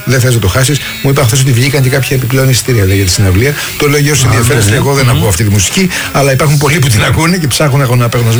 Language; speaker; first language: Greek; native; Greek